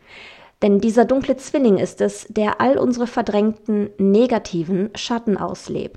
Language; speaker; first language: German; native; German